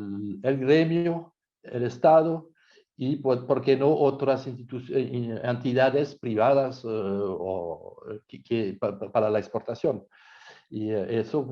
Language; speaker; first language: Spanish; non-native, fluent; French